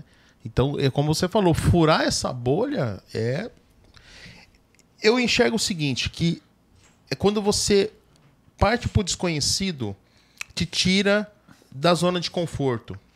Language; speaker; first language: Portuguese; native; Portuguese